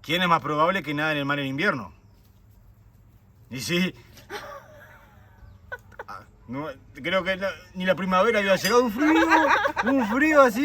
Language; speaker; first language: Spanish; native; Spanish